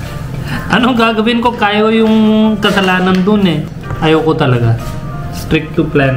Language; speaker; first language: Filipino; non-native, learner; Hindi